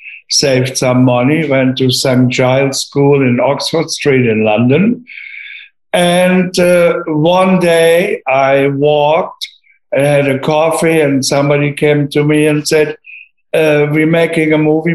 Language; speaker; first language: English; non-native, fluent; German